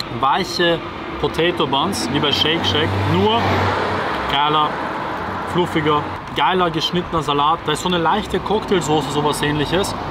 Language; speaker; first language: German; early bilingual, other home language; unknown